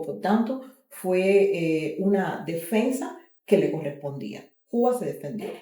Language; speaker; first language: Spanish; native; Spanish